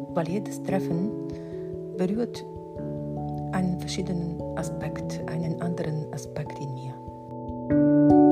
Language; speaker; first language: German; non-native, fluent; Bulgarian